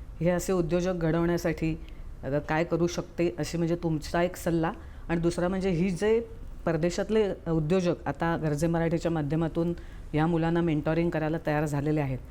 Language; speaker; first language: Marathi; native; Marathi